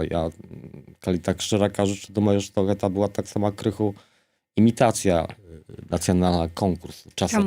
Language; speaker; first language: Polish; non-native, local second language; Belarusian